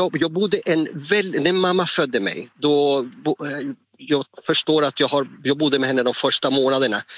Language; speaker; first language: Swedish; non-native, fluent; Spanish